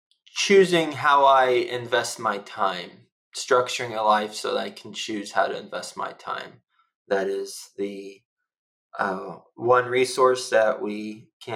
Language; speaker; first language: English; native; English